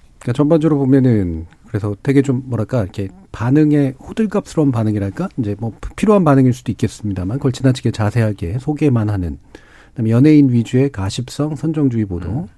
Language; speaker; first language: Korean; native; Korean